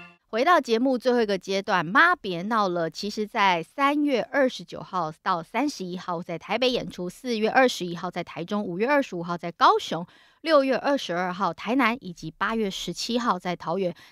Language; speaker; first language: Chinese; native; Chinese